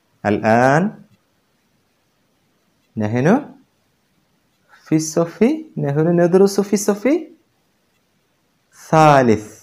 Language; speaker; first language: Arabic; non-native, fluent; Malayalam